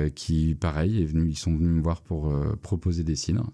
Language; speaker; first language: French; native; French